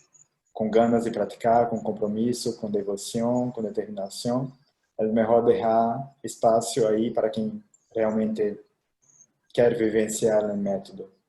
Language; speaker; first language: Spanish; non-native, fluent; Portuguese